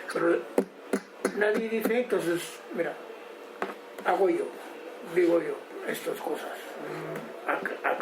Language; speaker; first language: Spanish; non-native, learner; Japanese